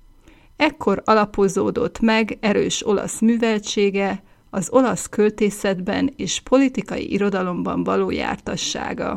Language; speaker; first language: Hungarian; native; Hungarian